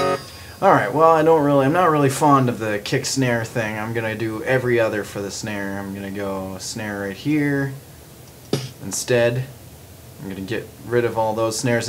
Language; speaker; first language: English; native; English